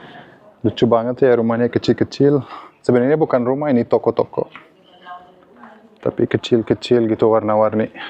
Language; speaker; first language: Indonesian; non-native, fluent; Arabic